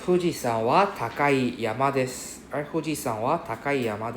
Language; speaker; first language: Japanese; non-native, fluent; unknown